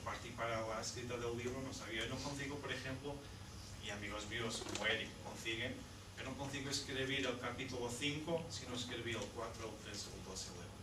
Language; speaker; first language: Spanish; non-native, fluent; Portuguese